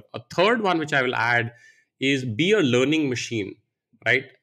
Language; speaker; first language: English; non-native, local second language; Hindi